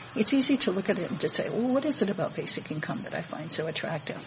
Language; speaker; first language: English; native; English